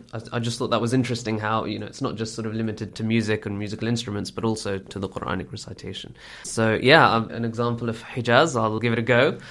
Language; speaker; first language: English; native; English